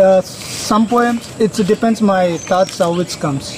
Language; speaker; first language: English; non-native, learner; Tamil